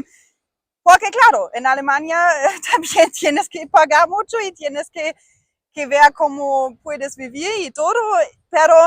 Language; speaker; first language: Spanish; non-native, fluent; German